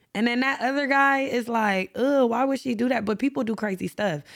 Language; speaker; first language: English; native; English